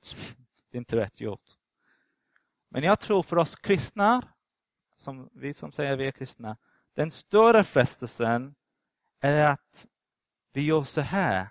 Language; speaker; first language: Swedish; non-native, fluent; English